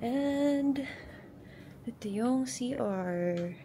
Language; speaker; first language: Filipino; native; Filipino